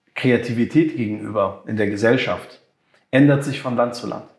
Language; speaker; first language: German; non-native, local second language; French